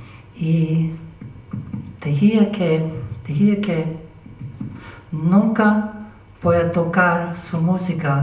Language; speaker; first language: Spanish; non-native, learner; English